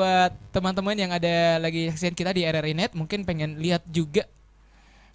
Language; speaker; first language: Indonesian; native; Indonesian